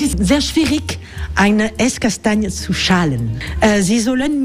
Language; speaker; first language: German; non-native, fluent; French